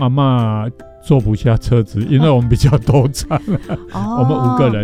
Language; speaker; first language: Chinese; native; Chinese